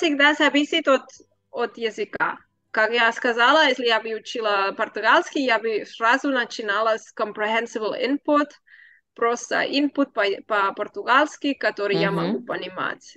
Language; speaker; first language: Russian; non-native, learner; Spanish